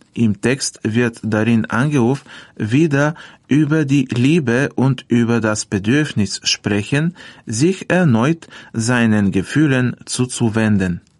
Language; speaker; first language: German; non-native, fluent; Bulgarian